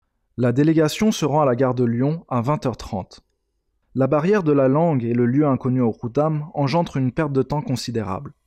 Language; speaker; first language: French; native; French